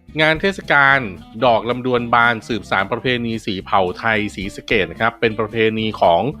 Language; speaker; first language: Thai; native; Thai